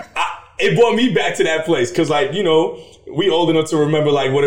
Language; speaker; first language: English; native; English